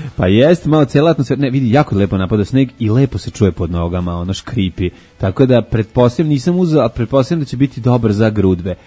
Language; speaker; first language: Serbian; native; Serbian